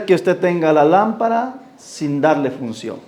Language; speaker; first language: Spanish; native; Spanish